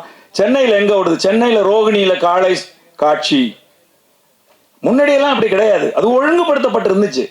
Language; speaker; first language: Tamil; native; Tamil